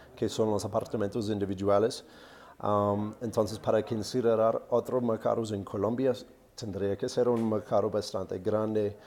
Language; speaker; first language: Spanish; non-native, fluent; English